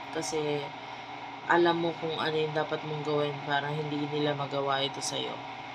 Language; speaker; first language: Filipino; native; Filipino